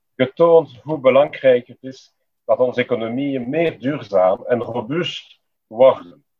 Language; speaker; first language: Dutch; non-native, local second language; French